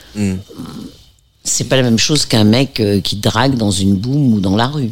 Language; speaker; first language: French; early bilingual, heritage; French